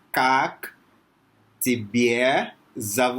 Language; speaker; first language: Russian; non-native, learner; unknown